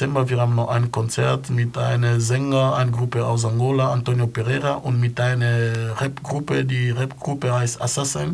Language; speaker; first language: German; non-native, fluent; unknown